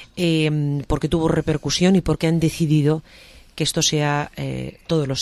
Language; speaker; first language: Spanish; non-native, local second language; Catalan